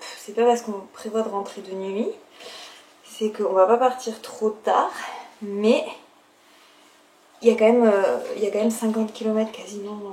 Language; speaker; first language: French; native; French